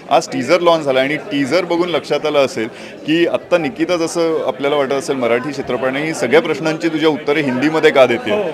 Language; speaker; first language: Marathi; native; Marathi